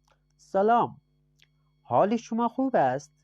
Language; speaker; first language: Persian; non-native, fluent; Urdu